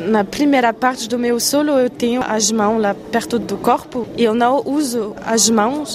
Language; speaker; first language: Portuguese; non-native, fluent; French